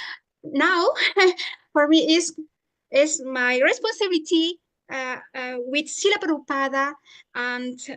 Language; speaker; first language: English; non-native, learner; Italian